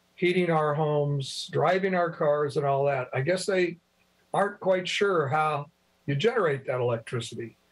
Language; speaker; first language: English; native; English